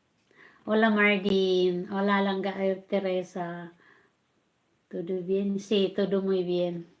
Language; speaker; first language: Spanish; non-native, learner; Filipino